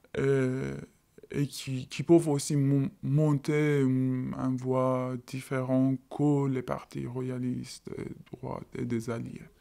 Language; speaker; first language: French; non-native, fluent; Persian